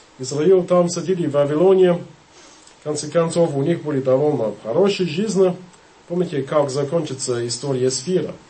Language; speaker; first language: Russian; non-native, fluent; English